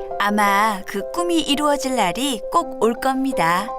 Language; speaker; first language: Korean; native; Korean